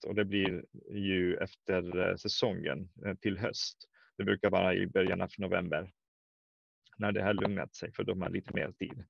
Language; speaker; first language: Swedish; non-native, fluent; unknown